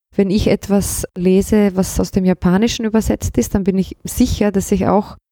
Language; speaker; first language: German; early bilingual, other home language; Bosnian